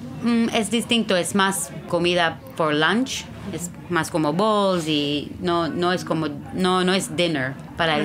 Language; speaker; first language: Spanish; non-native, learner; Hebrew